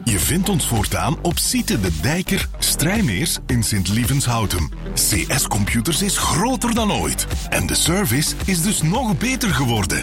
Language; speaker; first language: Dutch; native; Dutch